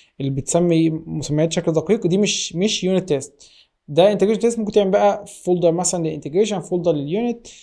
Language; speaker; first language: Arabic; native; Arabic